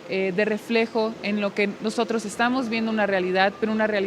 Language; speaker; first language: Spanish; native; Spanish